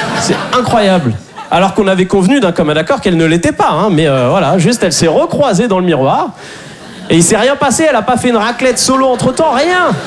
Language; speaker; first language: French; native; French